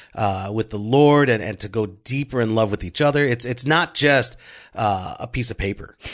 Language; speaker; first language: English; native; English